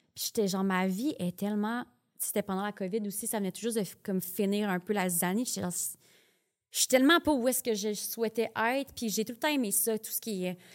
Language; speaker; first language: French; native; French